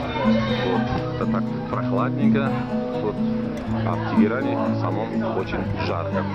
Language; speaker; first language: Russian; non-native, local second language; Tajik